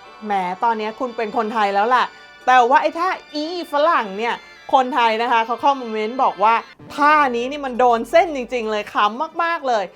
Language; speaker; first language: Thai; native; Thai